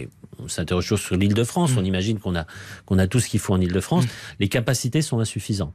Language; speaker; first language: French; native; French